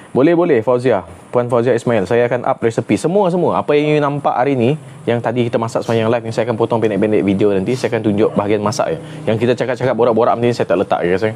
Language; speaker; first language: Malay; non-native, local second language; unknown